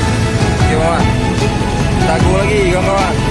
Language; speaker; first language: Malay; non-native, local second language; Achinese